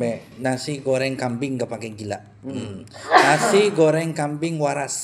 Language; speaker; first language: Indonesian; native; Indonesian